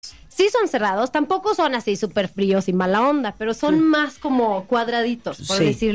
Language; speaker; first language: Spanish; non-native, fluent; Swedish